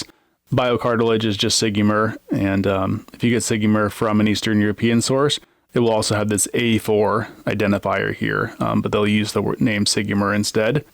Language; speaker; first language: English; native; English